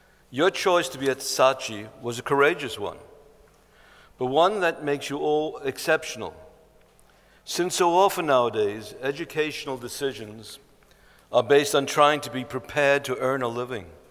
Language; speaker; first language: English; native; English